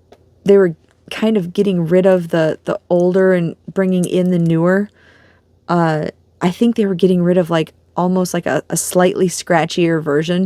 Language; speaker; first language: English; native; English